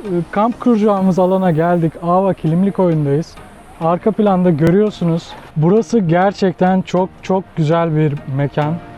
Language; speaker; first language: Turkish; native; Turkish